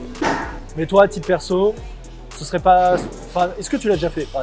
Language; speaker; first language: French; native; French